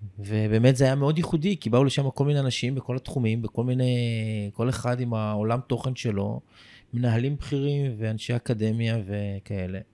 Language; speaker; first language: Hebrew; native; Hebrew